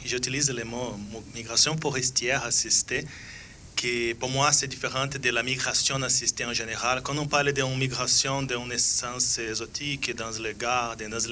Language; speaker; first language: French; non-native, fluent; Portuguese